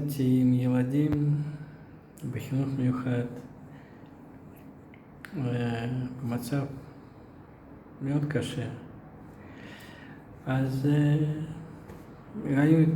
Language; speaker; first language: Hebrew; non-native, fluent; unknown